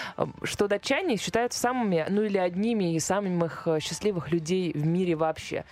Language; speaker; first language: Russian; native; Russian